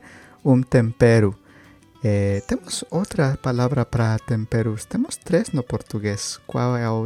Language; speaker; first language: Portuguese; non-native, learner; Spanish